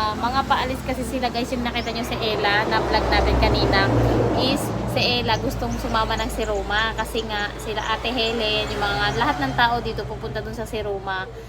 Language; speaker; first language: Filipino; non-native, local second language; Bikol